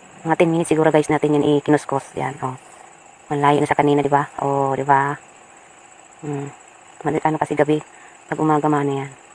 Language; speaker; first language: Filipino; non-native, local second language; Bikol